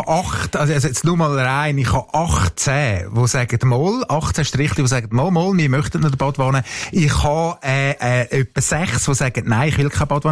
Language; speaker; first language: German; native; German